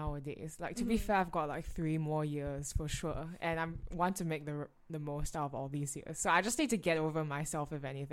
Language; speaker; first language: English; native; English